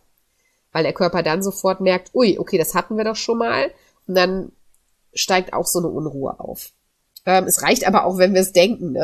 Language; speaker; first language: German; native; German